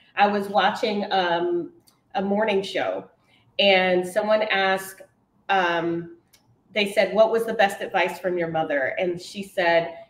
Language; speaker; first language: English; native; English